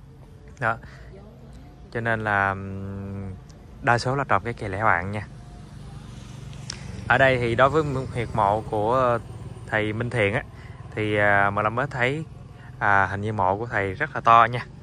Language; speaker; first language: Vietnamese; native; Vietnamese